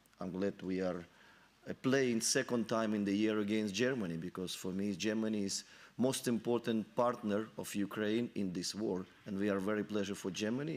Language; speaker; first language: English; non-native, learner; Ukrainian